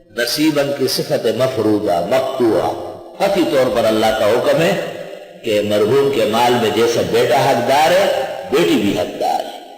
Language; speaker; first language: Urdu; non-native, local second language; Pashto